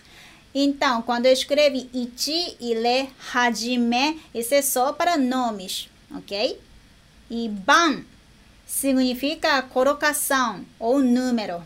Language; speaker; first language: Portuguese; non-native, fluent; Japanese